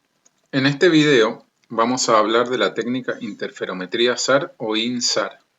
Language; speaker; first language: Spanish; native; Spanish